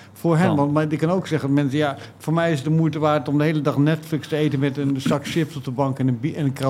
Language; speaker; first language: Dutch; native; Dutch